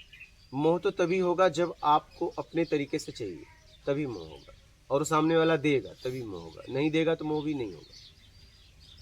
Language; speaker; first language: Hindi; native; Hindi